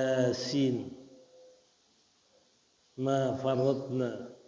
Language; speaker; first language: Arabic; non-native, fluent; Indonesian